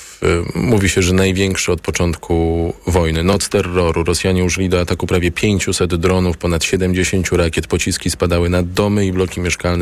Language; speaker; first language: Polish; native; Polish